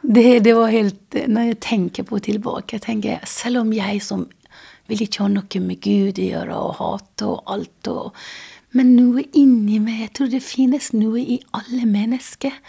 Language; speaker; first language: Norwegian; non-native, fluent; Persian